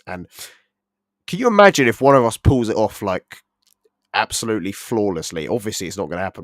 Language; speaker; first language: English; native; English